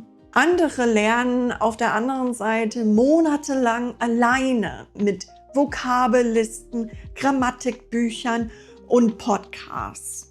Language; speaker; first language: German; non-native, fluent; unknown